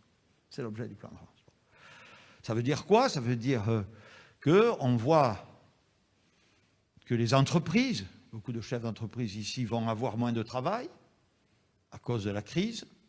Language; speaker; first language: French; native; French